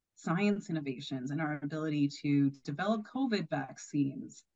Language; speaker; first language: English; native; English